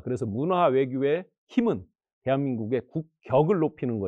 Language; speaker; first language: Korean; native; Korean